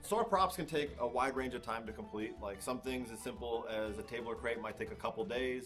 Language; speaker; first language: English; native; English